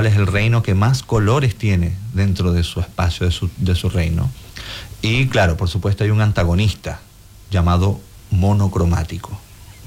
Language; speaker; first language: Spanish; native; Spanish